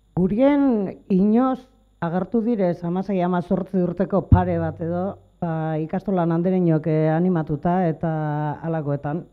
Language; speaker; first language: Basque; native; Basque